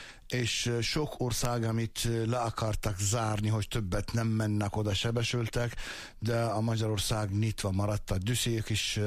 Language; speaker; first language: Hungarian; non-native, fluent; Arabic